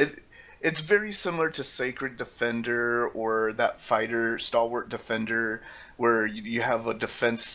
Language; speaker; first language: English; native; English